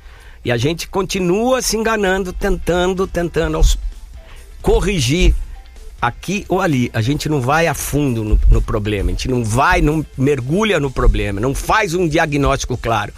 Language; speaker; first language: Portuguese; native; Portuguese